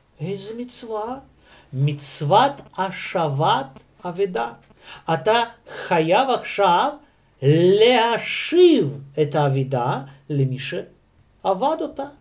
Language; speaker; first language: Hebrew; non-native, fluent; Russian